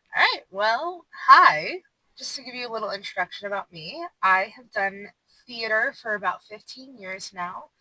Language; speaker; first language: English; native; English